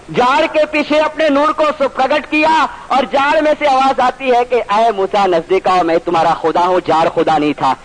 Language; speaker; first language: Urdu; non-native, local second language; Gujarati